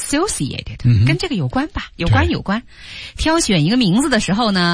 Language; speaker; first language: Chinese; native; Chinese